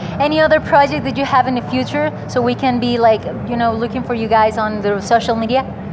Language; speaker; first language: English; non-native, fluent; Spanish